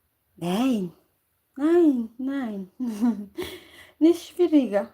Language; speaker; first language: German; non-native, learner; Tigrinya